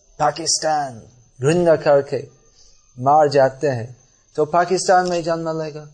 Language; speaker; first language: Hindi; non-native, fluent; English